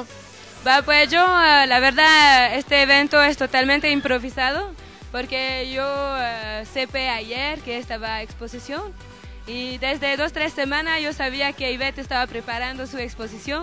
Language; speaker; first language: Spanish; non-native, learner; French